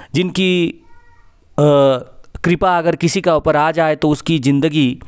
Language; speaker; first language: Hindi; non-native, local second language; Odia